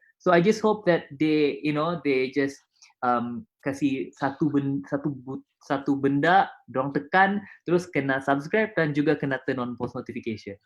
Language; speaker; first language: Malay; native; Malay